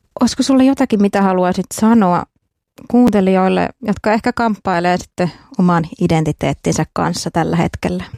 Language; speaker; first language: Finnish; native; Finnish